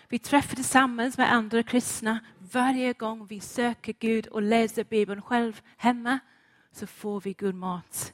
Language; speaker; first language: Swedish; non-native, fluent; English